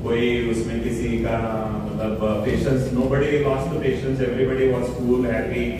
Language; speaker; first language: Hindi; non-native, local second language; Marathi